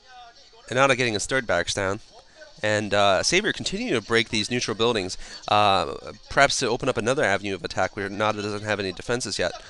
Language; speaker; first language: English; native; English